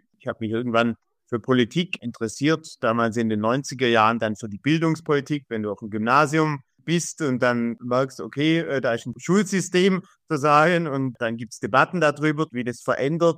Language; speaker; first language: German; native; German